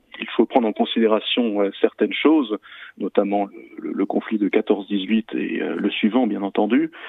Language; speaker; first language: French; native; French